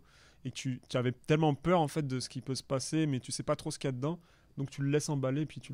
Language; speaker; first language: French; native; French